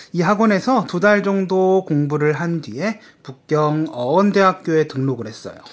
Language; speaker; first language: Korean; native; Korean